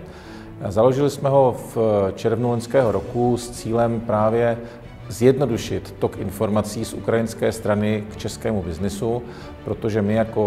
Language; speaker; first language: Czech; native; Czech